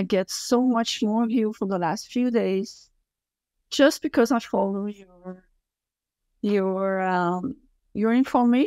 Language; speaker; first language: English; non-native, fluent; French